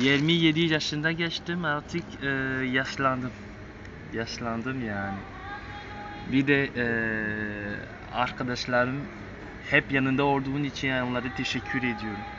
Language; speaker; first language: Turkish; non-native, learner; French